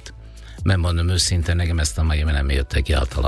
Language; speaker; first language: Hungarian; non-native, fluent; Italian